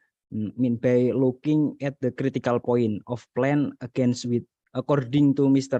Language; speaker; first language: English; non-native, learner; Indonesian